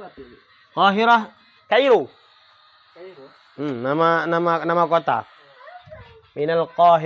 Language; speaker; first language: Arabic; non-native, fluent; Indonesian